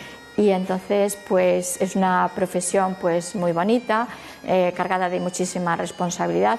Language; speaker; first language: Spanish; native; Spanish